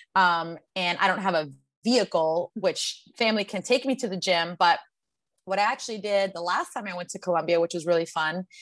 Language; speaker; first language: English; native; English